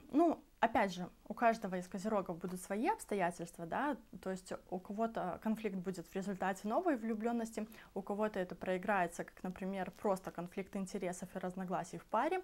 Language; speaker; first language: Russian; native; Russian